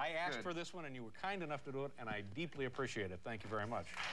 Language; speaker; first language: English; native; English